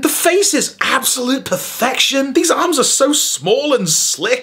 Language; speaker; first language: English; native; English